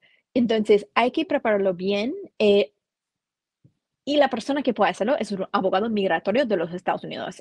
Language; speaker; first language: Spanish; non-native, fluent; English